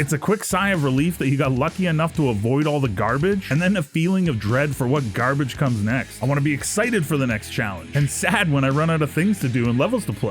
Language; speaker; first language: English; native; English